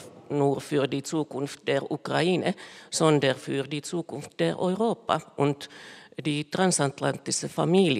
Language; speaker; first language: German; non-native, fluent; Finnish